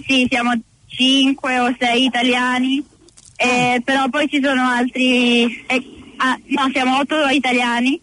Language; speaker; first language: Italian; native; Italian